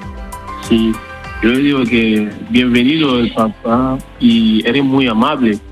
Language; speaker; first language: Spanish; non-native, learner; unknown